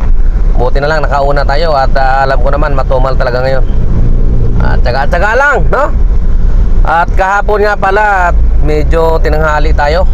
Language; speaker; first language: Filipino; native; Filipino